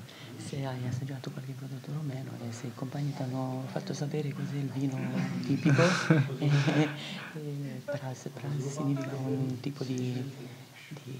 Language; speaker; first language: Italian; non-native, learner; Romanian